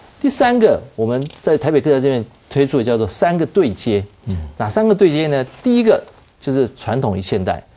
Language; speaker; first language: Chinese; native; Chinese